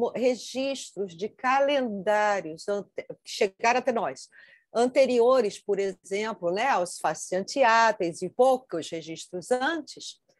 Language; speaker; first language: Portuguese; native; Portuguese